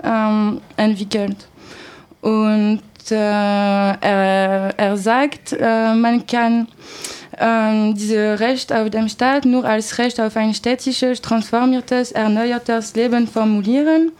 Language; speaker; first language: German; non-native, learner; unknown